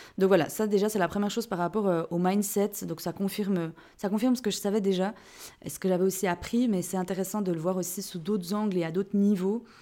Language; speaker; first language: French; native; French